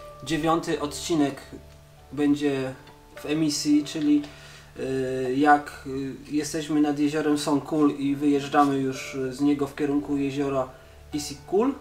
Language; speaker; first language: Polish; native; Polish